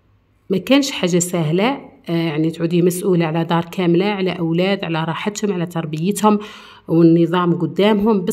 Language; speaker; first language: Arabic; native; Arabic